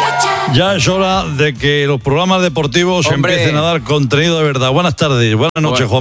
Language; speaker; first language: Spanish; native; Spanish